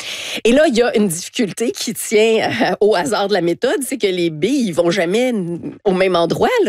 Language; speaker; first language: French; native; French